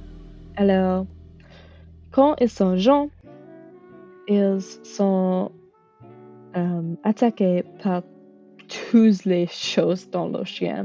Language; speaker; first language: French; non-native, learner; English